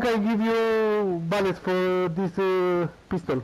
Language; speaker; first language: English; non-native, learner; Romanian